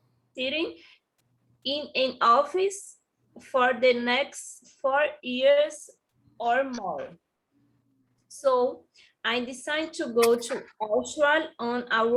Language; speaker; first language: English; non-native, learner; Portuguese